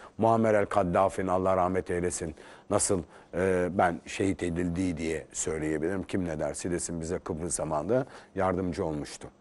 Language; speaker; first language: Turkish; native; Turkish